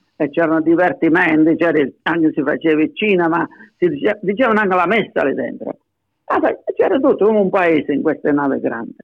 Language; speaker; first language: Italian; native; Italian